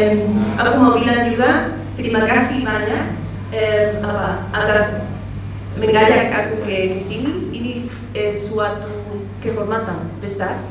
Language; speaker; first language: Indonesian; non-native, fluent; Spanish